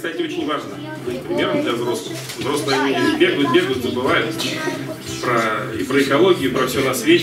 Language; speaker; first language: Russian; native; Russian